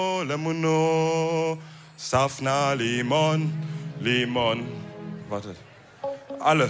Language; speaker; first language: German; early bilingual, other home language; Wolof